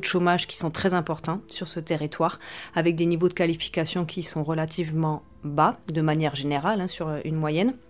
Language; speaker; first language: French; native; French